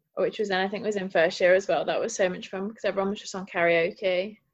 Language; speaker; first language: English; native; English